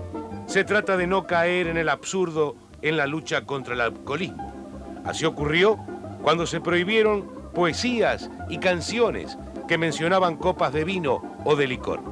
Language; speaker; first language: Spanish; native; Spanish